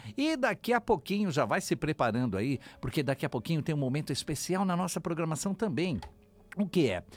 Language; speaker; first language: Portuguese; native; Portuguese